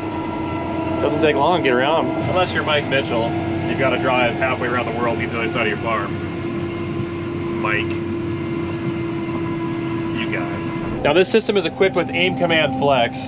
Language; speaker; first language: English; native; English